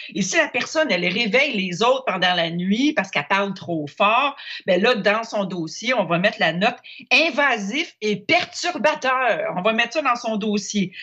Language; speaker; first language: French; native; French